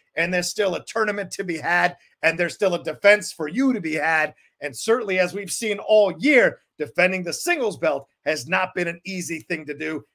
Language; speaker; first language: English; native; English